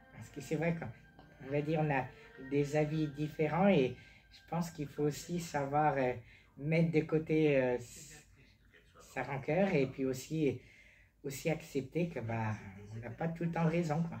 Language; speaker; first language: French; native; French